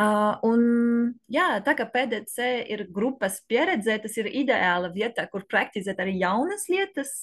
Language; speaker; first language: Latvian; non-native, learner; French